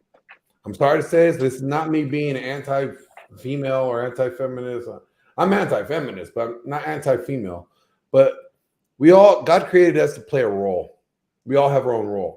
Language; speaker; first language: English; native; English